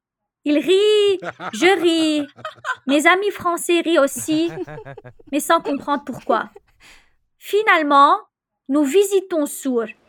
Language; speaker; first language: French; non-native, local second language; Arabic